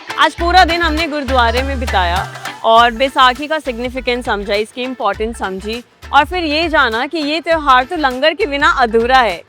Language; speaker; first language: Hindi; native; Hindi